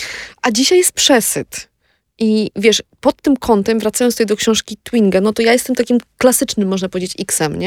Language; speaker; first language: Polish; native; Polish